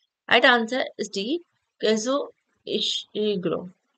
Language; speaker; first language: English; non-native, local second language; Urdu